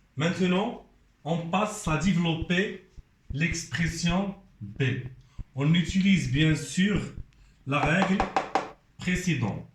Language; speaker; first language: French; non-native, local second language; Arabic